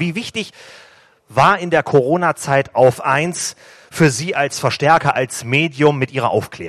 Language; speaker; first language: German; native; German